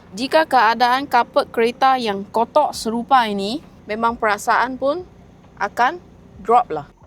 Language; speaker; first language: Malay; non-native, local second language; Chinese